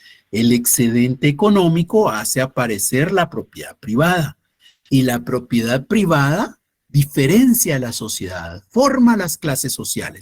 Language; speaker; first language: Spanish; native; Spanish